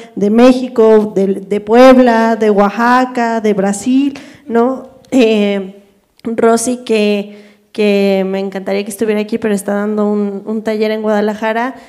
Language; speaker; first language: Spanish; native; Spanish